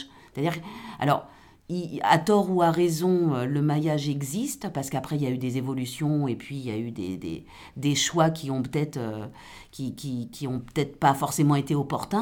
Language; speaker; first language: French; native; French